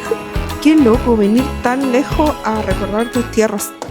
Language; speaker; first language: Spanish; native; Spanish